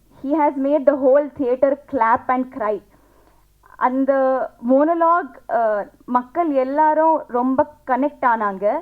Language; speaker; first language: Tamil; non-native, learner; Telugu